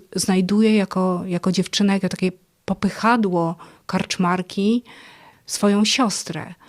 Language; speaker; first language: Polish; native; Polish